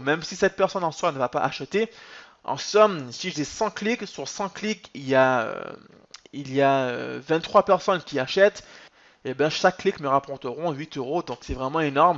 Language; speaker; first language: French; native; French